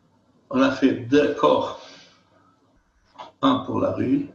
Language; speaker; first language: French; non-native, fluent; Portuguese